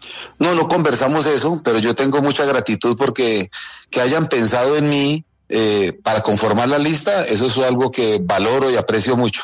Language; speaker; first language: Spanish; native; Spanish